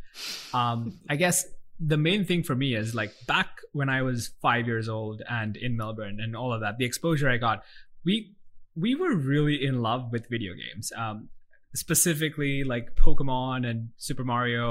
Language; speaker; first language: English; non-native, local second language; Sinhala